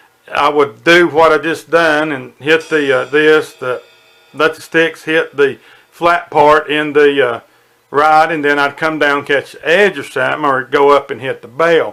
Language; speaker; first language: English; native; English